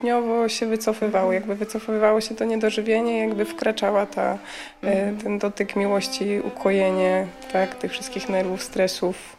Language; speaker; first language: Polish; native; Polish